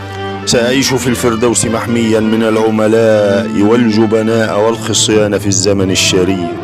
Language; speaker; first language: Arabic; native; Arabic